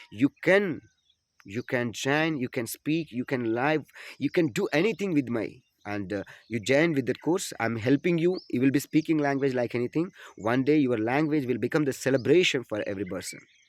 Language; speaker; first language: English; non-native, local second language; Telugu